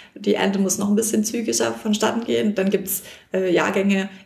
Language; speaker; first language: German; native; German